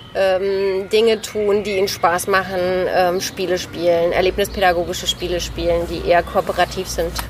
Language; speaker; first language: German; native; German